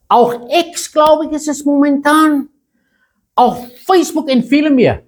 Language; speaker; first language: German; non-native, fluent; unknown